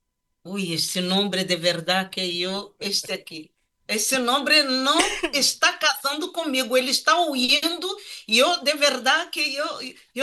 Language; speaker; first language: Portuguese; non-native, learner; Spanish